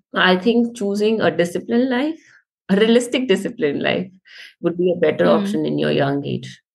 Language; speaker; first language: English; non-native, local second language; Hindi